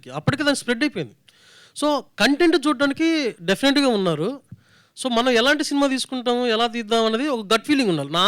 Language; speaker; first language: Telugu; native; Telugu